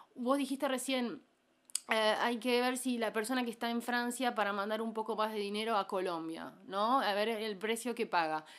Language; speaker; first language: Spanish; native; Spanish